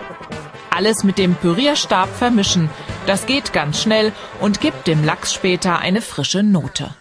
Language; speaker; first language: German; native; German